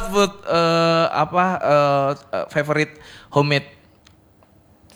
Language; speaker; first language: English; non-native, learner; Indonesian